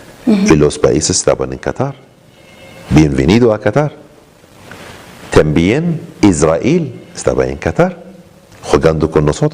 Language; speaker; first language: Spanish; non-native, learner; Arabic